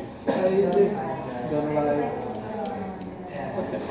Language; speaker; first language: English; non-native, learner; Indonesian